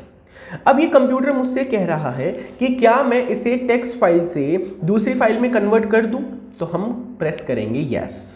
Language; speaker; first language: Hindi; native; Hindi